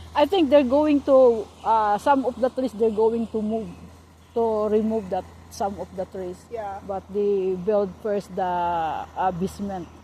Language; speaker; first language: English; non-native, local second language; Cebuano